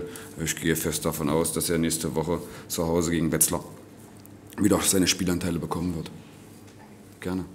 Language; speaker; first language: German; native; German